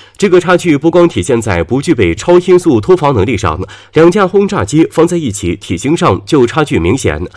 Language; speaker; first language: Chinese; native; Chinese